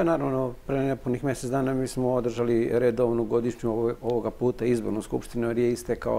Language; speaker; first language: Serbian; native; Serbian